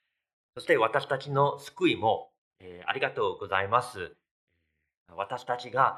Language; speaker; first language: Japanese; non-native, fluent; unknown